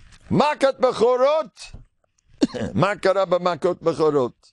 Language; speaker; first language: Hebrew; non-native, fluent; English